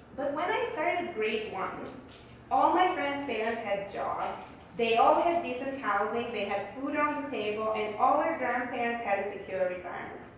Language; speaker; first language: English; early bilingual, other home language; Bulgarian